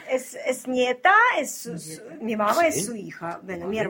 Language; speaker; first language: Spanish; non-native, learner; Ukrainian